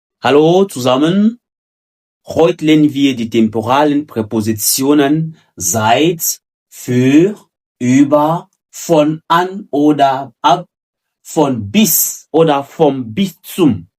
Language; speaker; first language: German; non-native, fluent; French